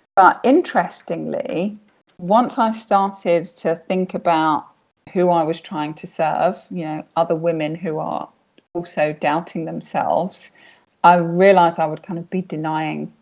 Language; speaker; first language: English; native; English